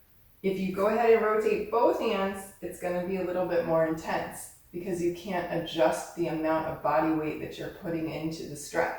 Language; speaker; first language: English; native; English